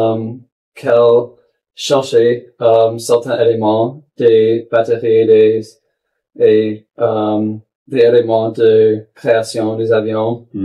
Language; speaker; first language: French; non-native, local second language; English